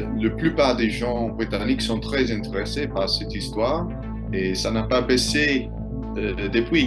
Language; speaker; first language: French; non-native, fluent; English